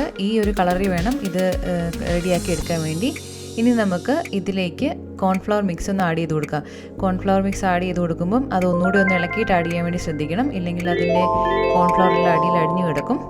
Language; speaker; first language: Malayalam; native; Malayalam